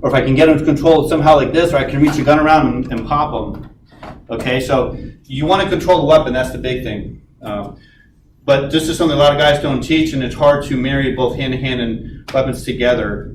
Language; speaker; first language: English; native; English